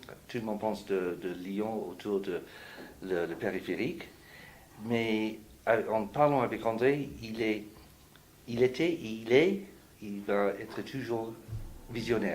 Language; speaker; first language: French; non-native, fluent; English